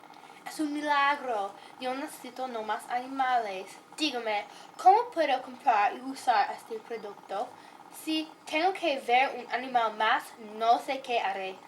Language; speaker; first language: Spanish; non-native, learner; English